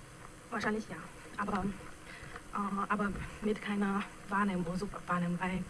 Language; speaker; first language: German; non-native, fluent; Chinese